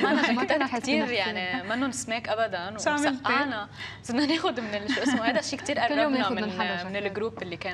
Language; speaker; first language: Arabic; native; Arabic